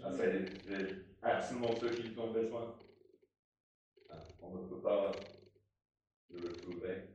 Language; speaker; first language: French; non-native, fluent; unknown